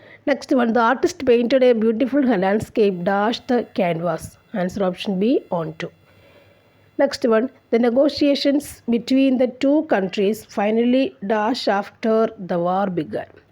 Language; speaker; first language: English; non-native, local second language; Malayalam